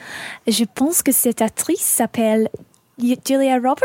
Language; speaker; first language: French; non-native, learner; English